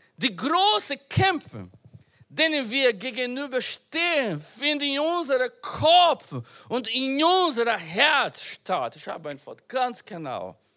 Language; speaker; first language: German; non-native, learner; Portuguese